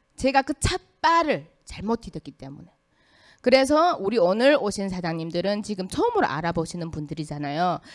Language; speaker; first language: Korean; early bilingual, heritage; Korean